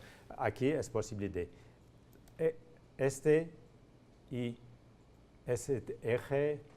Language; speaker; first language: Spanish; non-native, fluent; French